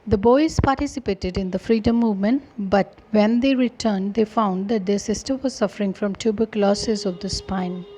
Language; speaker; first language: English; non-native, local second language; Punjabi